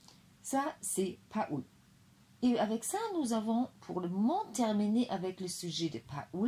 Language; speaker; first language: French; non-native, fluent; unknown